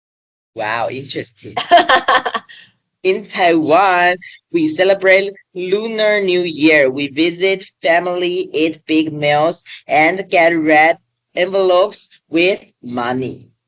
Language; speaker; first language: English; non-native, learner; Chinese